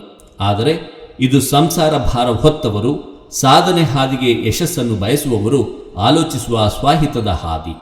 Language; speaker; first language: Kannada; native; Kannada